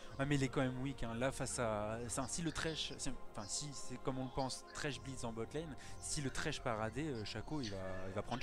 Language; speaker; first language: French; native; French